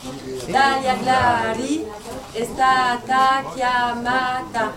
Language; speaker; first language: Italian; non-native, fluent; French